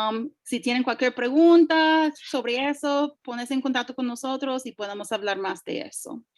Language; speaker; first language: Spanish; early bilingual, heritage; English